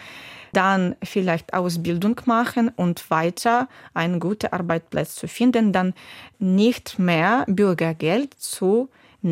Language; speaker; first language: German; non-native, learner; Ukrainian